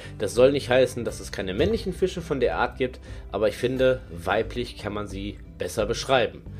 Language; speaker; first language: German; native; German